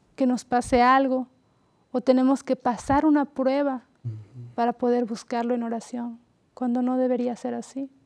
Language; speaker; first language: Spanish; native; Spanish